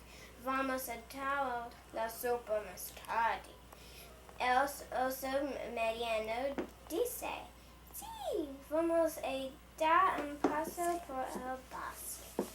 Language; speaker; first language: Spanish; non-native, learner; English